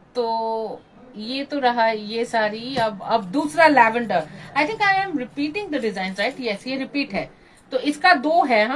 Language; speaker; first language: Hindi; non-native, local second language; Bangla